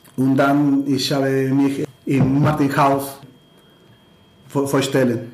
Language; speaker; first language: German; non-native, learner; Spanish